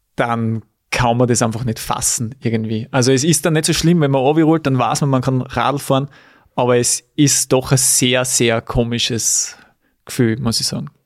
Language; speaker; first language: German; native; German